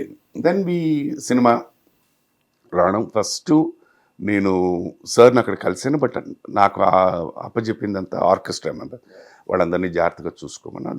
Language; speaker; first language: Telugu; native; Telugu